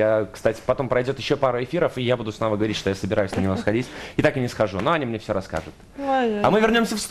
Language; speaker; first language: Russian; native; Russian